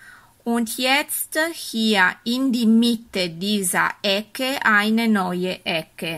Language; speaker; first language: German; non-native, fluent; Italian